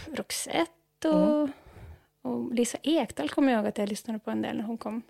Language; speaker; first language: Swedish; non-native, fluent; Norwegian